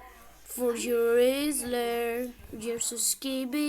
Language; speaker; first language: English; non-native, learner; Greek